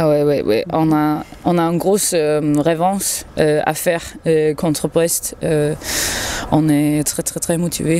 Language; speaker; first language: French; non-native, learner; Danish